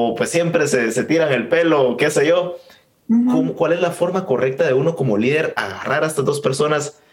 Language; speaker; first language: Spanish; native; Spanish